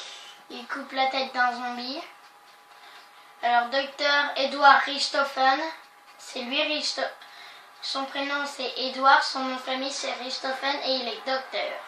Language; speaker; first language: French; native; French